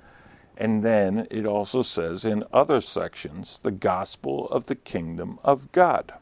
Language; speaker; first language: English; native; English